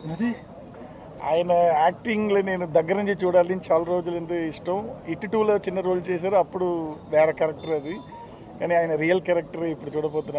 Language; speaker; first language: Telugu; non-native, learner; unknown